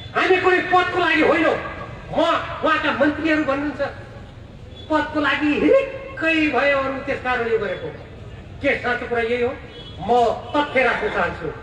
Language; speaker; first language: Nepali; native; Nepali